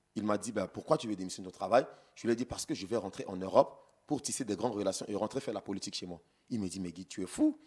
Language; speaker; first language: French; non-native, local second language; Sango